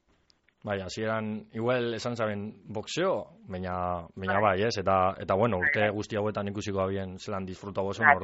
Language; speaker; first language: Basque; native; Basque